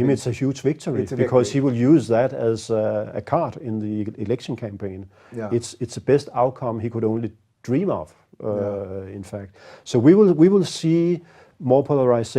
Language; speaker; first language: English; non-native, fluent; Danish